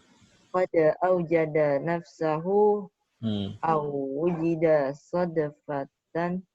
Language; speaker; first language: Arabic; non-native, learner; Indonesian